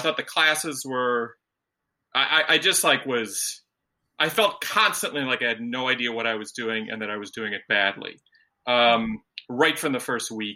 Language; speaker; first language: English; native; English